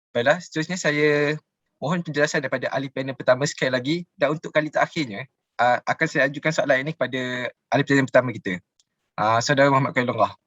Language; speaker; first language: Malay; native; Malay